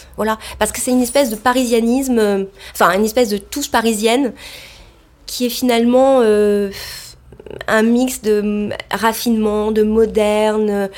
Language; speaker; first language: French; native; French